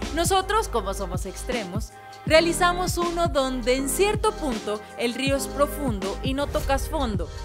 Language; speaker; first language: Spanish; native; Spanish